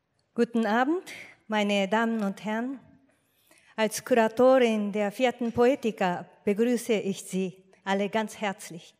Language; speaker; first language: German; non-native, fluent; Japanese